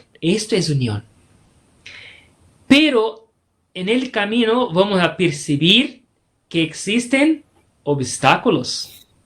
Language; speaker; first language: Spanish; non-native, fluent; Portuguese